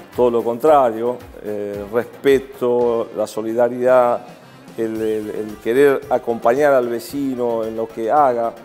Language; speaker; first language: Spanish; early bilingual, other home language; Arabic